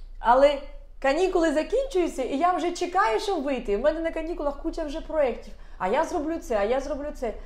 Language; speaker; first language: Ukrainian; non-native, local second language; Russian